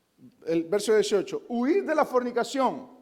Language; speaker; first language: Spanish; native; Spanish